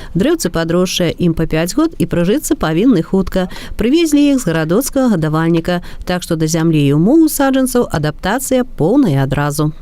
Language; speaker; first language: Belarusian; native; Belarusian